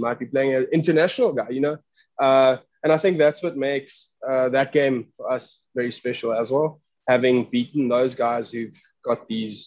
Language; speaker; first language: English; non-native, local second language; Afrikaans